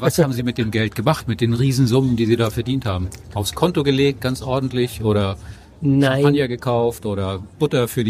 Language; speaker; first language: German; native; German